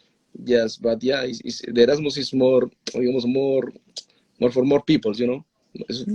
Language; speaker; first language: English; non-native, learner; Spanish